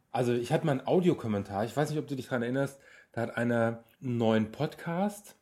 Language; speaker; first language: German; native; German